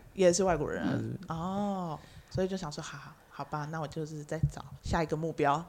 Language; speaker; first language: Chinese; native; Chinese